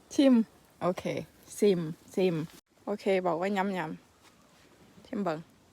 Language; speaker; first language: Thai; native; Thai